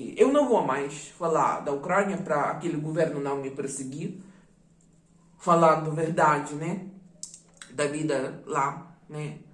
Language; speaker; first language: Portuguese; non-native, fluent; Russian